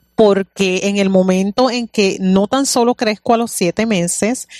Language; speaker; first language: Spanish; native; Spanish